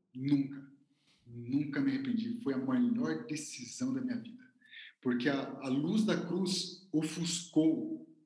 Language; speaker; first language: Portuguese; native; Portuguese